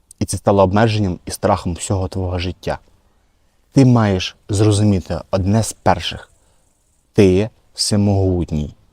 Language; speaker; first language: Ukrainian; non-native, local second language; Russian